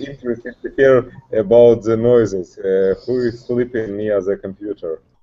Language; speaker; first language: English; non-native, learner; Russian